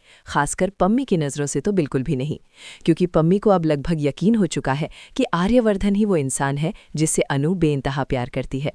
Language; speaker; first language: Hindi; native; Hindi